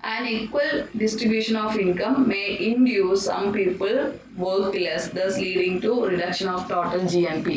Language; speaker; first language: English; non-native, local second language; Malayalam